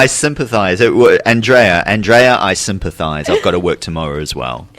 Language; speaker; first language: English; native; English